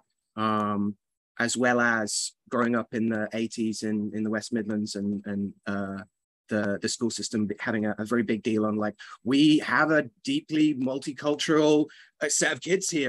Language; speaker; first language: English; native; English